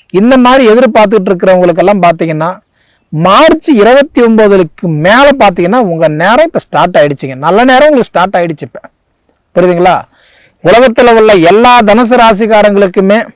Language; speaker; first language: Tamil; native; Tamil